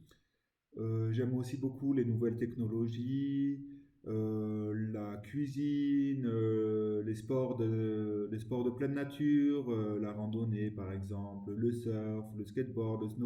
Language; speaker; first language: French; native; French